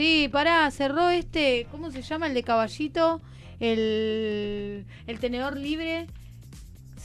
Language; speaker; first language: Spanish; native; Spanish